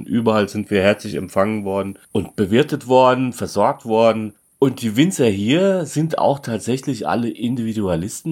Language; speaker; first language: German; native; German